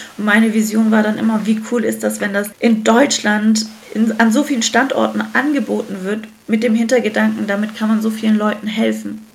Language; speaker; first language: German; early bilingual, other home language; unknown